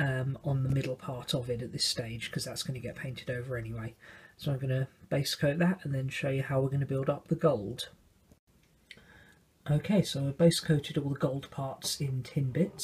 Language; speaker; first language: English; native; English